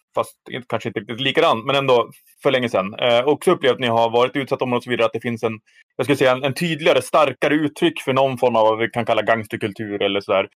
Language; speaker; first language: Swedish; native; Swedish